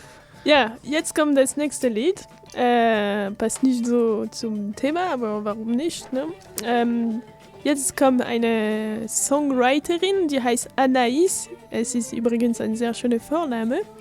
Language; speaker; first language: German; non-native, fluent; French